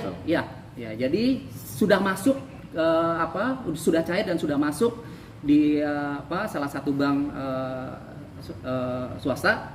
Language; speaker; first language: Indonesian; native; Indonesian